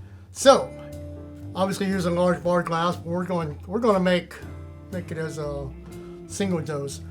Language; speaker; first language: English; native; English